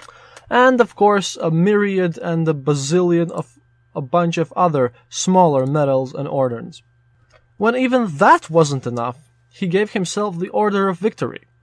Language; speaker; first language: English; non-native, fluent; Latvian